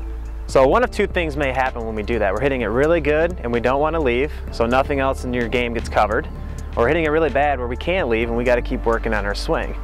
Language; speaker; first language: English; native; English